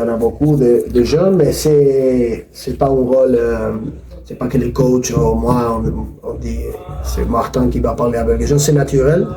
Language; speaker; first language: French; non-native, learner; Spanish